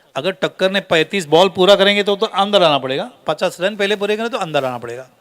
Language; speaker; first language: Hindi; non-native, local second language; Marathi